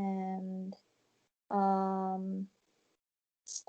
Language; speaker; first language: English; non-native, learner; Japanese